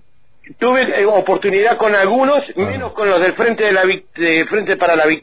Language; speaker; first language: Spanish; native; Spanish